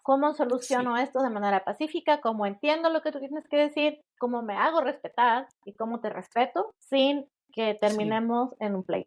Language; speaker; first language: Spanish; native; Spanish